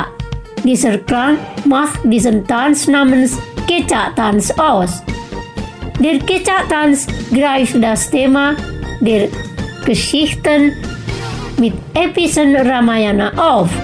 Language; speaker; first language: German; non-native, fluent; Indonesian